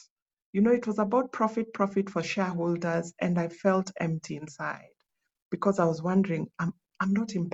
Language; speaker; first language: English; non-native, local second language; Luo (Kenya and Tanzania)